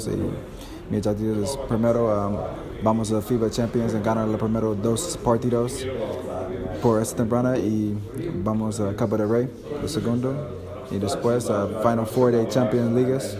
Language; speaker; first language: Spanish; non-native, learner; English